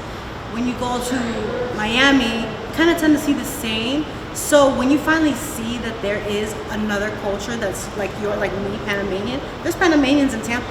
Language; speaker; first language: English; early bilingual, other home language; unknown